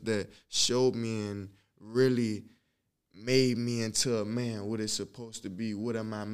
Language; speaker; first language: English; native; English